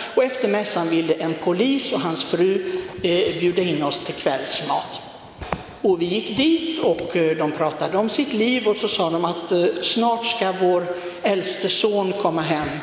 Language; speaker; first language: Swedish; non-native, fluent; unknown